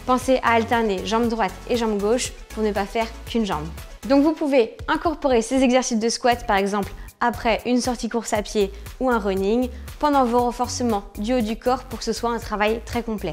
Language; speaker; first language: French; native; French